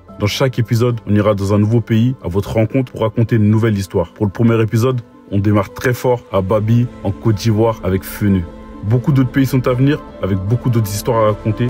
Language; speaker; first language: French; early bilingual, other home language; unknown